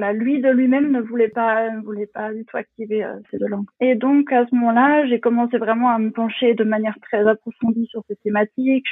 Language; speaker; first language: French; native; French